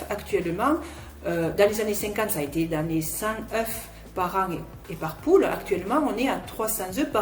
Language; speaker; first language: French; native; French